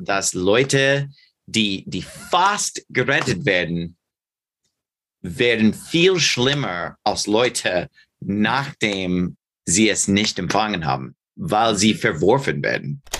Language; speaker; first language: German; non-native, learner; English